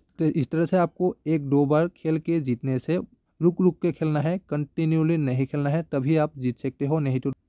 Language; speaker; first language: Hindi; non-native, local second language; Bangla